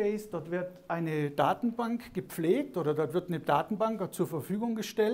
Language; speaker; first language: German; native; German